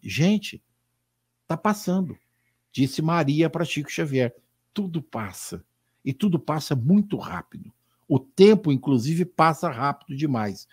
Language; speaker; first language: Portuguese; native; Portuguese